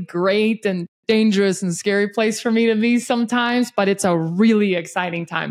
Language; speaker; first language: English; non-native, local second language; Afrikaans